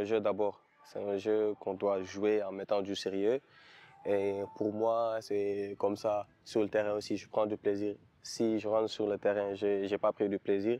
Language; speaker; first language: French; non-native, local second language; Wolof